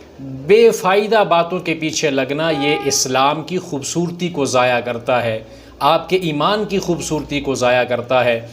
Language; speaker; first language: Urdu; native; Urdu